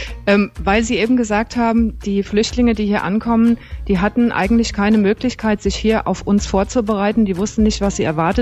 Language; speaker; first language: German; native; German